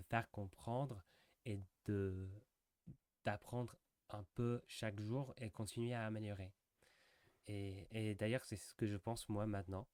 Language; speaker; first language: French; non-native, fluent; English